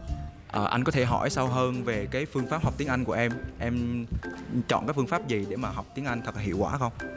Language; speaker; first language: Vietnamese; native; Vietnamese